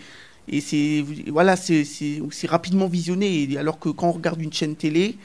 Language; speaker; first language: French; native; French